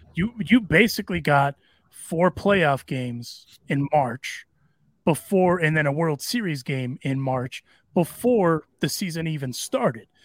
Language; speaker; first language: English; early bilingual, other home language; Spanish